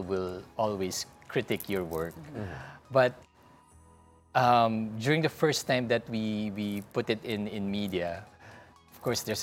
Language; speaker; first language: English; non-native, local second language; Filipino